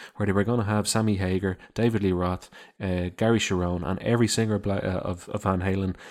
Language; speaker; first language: English; native; English